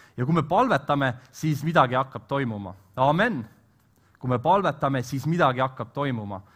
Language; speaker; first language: Estonian; native; Estonian